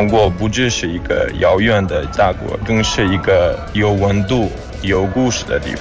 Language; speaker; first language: Chinese; non-native, fluent; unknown